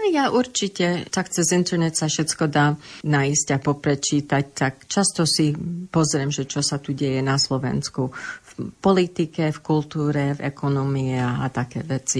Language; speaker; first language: Slovak; early bilingual, heritage; Slovak